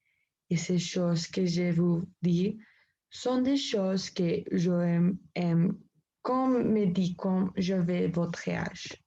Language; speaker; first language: French; non-native, learner; Spanish